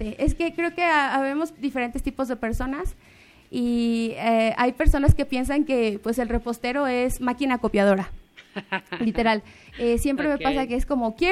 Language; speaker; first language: Spanish; native; Spanish